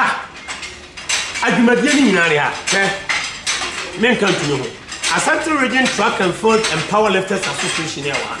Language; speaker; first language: English; non-native, local second language; Akan